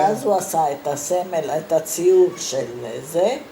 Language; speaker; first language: Hebrew; non-native, fluent; Italian